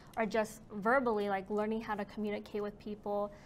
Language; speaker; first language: English; native; English